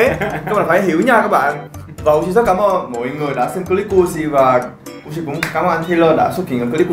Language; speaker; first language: Vietnamese; non-native, fluent; Korean